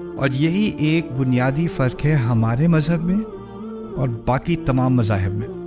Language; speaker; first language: Urdu; early bilingual, heritage; Urdu